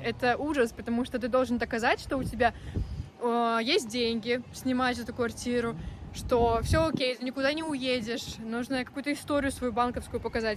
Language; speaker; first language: Russian; native; Russian